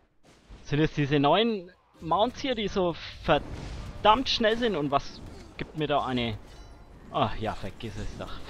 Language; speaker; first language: German; native; German